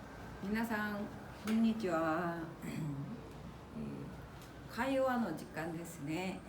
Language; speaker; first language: Japanese; non-native, fluent; Korean